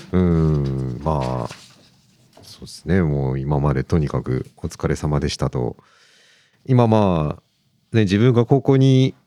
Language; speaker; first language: Japanese; native; Japanese